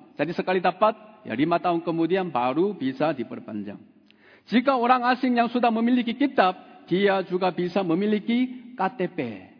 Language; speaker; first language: Indonesian; non-native, fluent; Korean